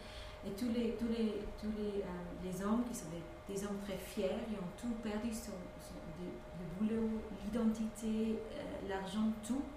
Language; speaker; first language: French; non-native, fluent; English